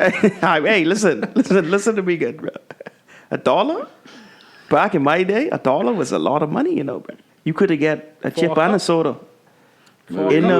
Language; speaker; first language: English; native; English